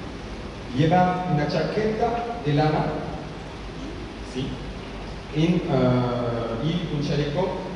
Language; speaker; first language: Spanish; non-native, learner; French